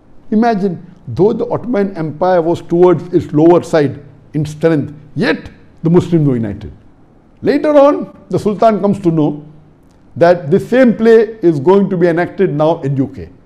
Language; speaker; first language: English; non-native, local second language; Urdu